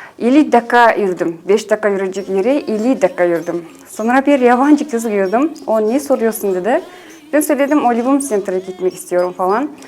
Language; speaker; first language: Turkish; non-native, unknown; Kazakh